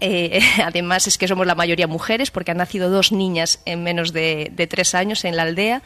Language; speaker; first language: Spanish; native; Spanish